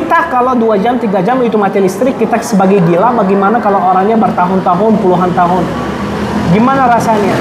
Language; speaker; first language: Indonesian; non-native, fluent; Arabic